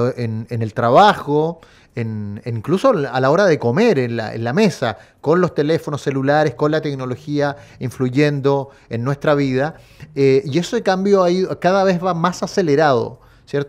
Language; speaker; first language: Spanish; native; Spanish